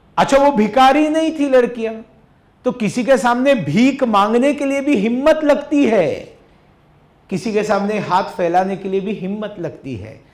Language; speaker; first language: Hindi; non-native, local second language; Marathi